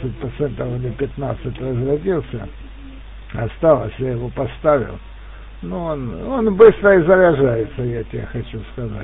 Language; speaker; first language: Russian; native; Russian